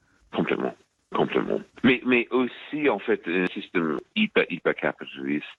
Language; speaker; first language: French; non-native, fluent; English